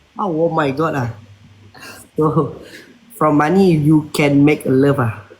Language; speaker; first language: English; non-native, learner; Malay